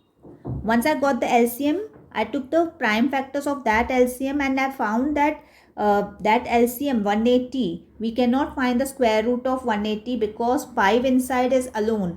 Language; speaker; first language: English; non-native, local second language; Hindi